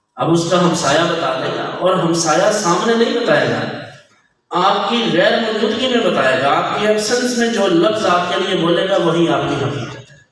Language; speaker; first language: Urdu; non-native, local second language; Punjabi